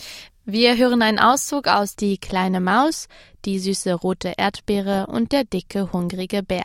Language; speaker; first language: German; native; German